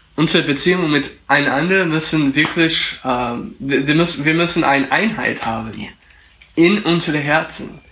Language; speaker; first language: German; non-native, fluent; English